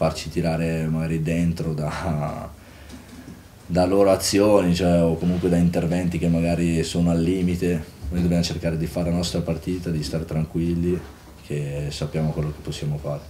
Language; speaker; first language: Italian; native; Italian